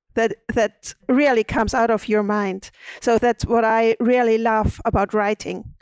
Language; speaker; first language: English; non-native, fluent; German